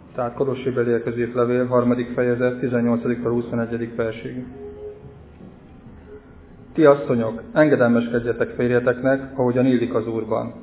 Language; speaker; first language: Hungarian; native; Hungarian